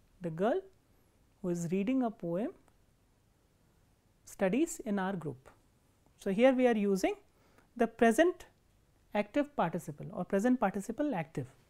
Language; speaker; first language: English; non-native, local second language; Hindi